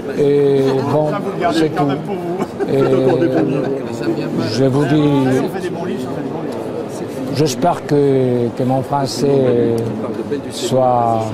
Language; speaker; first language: French; non-native, fluent; Spanish